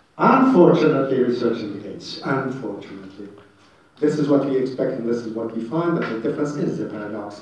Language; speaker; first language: English; non-native, fluent; Arabic